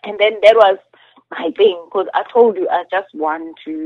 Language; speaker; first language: English; non-native, local second language; Zulu